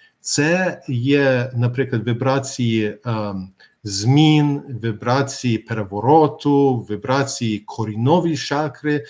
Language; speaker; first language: Ukrainian; early bilingual, heritage; Ukrainian